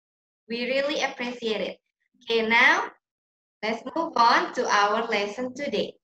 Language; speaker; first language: English; non-native, learner; Indonesian